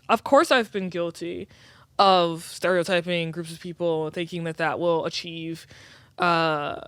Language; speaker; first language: English; native; English